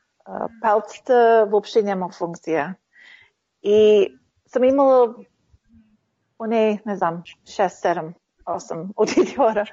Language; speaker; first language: Bulgarian; early bilingual, heritage; Bulgarian